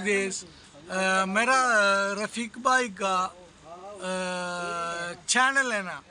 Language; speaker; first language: Hindi; non-native, local second language; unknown